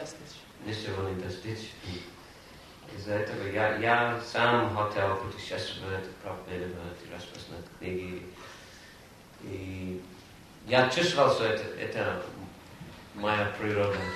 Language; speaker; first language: Russian; non-native, fluent; English